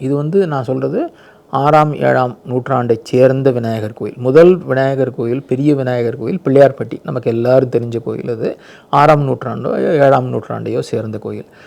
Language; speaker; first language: Tamil; native; Tamil